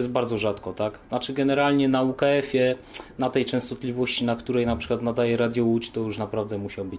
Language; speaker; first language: Polish; native; Polish